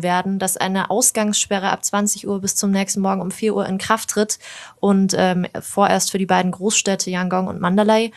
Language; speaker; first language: German; native; German